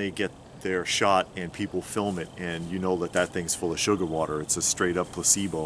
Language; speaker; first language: English; native; English